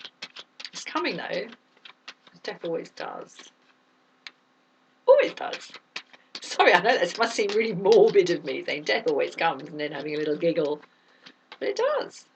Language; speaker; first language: English; native; English